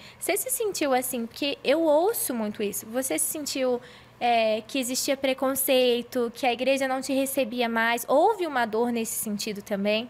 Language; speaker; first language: Portuguese; native; Portuguese